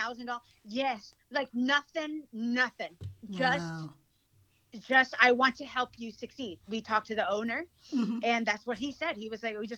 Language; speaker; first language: English; early bilingual, other home language; Hiligaynon